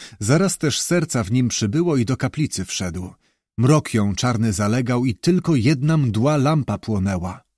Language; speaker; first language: Polish; native; Polish